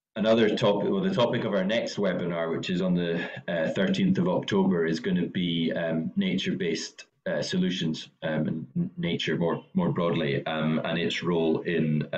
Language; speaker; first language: English; native; English